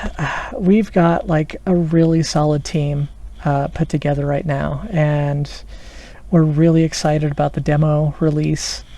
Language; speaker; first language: English; native; English